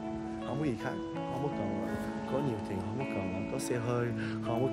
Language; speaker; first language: Vietnamese; early bilingual, heritage; Vietnamese